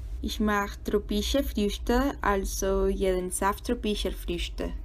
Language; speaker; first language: German; non-native, learner; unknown